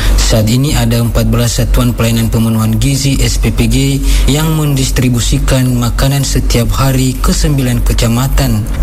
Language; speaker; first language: Indonesian; non-native, local second language; Nias